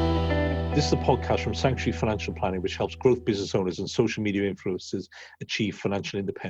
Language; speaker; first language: English; native; English